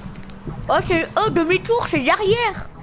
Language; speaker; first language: French; native; French